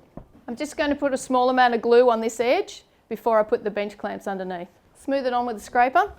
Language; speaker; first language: English; native; English